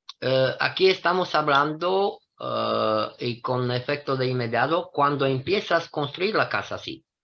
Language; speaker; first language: Spanish; non-native, fluent; Romanian